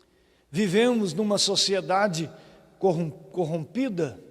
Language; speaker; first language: Portuguese; native; Portuguese